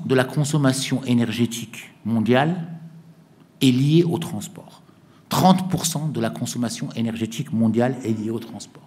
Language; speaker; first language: French; non-native, local second language; Arabic